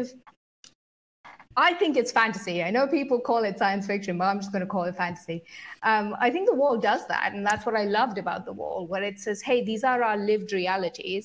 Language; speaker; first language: English; native; English